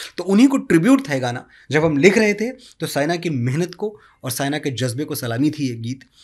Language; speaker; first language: Hindi; native; Hindi